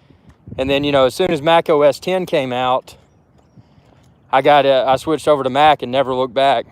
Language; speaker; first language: English; native; English